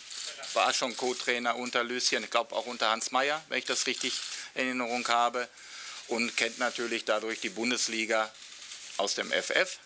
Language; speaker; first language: German; native; German